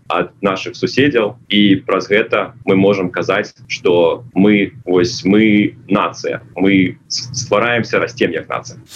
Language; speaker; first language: Belarusian; non-native, local second language; Russian